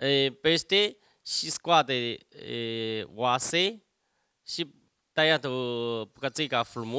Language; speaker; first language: Romanian; non-native, learner; Chinese